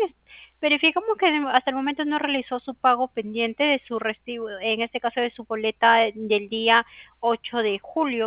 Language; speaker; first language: Spanish; native; Spanish